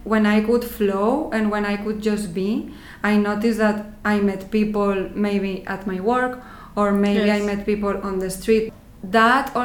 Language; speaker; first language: English; non-native, fluent; Spanish